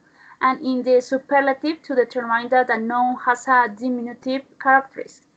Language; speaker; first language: English; non-native, learner; Spanish